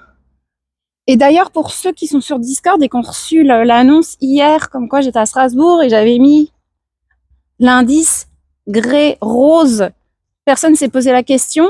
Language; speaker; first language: French; native; French